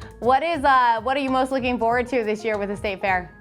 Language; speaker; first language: English; native; English